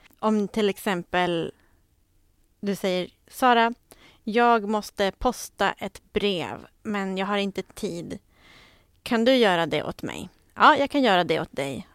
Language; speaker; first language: Swedish; native; Swedish